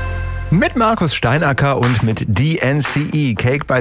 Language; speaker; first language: German; native; German